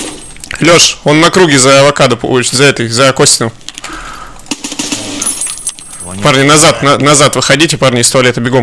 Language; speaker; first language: Russian; native; Russian